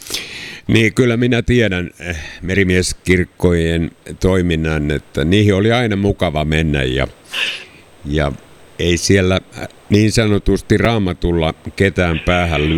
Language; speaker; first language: Finnish; native; Finnish